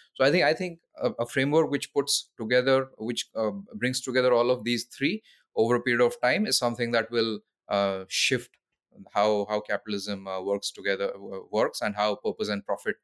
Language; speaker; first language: English; non-native, local second language; Odia